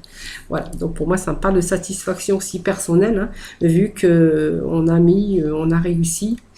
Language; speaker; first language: French; native; French